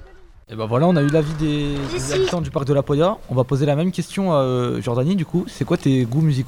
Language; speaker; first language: French; native; French